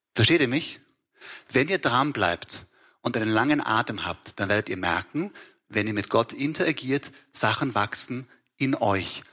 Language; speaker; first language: German; native; German